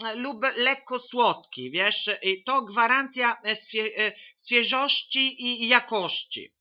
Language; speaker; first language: Polish; non-native, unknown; Italian